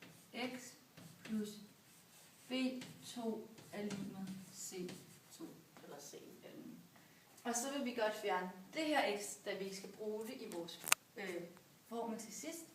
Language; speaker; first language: Danish; native; Danish